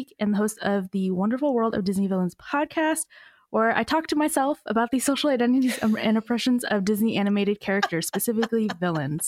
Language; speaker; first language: English; native; English